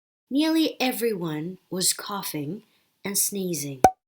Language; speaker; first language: English; non-native, fluent; Thai